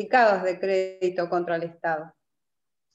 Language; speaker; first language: Spanish; native; Spanish